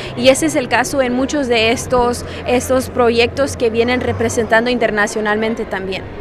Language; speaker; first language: Spanish; non-native, fluent; English